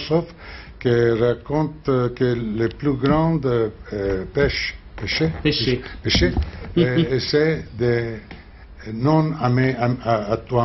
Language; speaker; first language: French; non-native, learner; Spanish